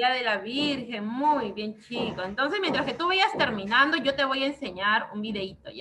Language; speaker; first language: Spanish; native; Spanish